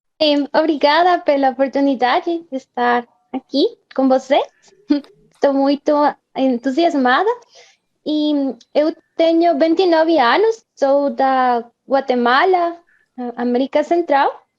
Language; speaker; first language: Portuguese; non-native, fluent; Spanish